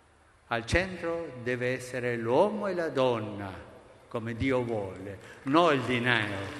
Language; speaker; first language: Italian; non-native, fluent; Spanish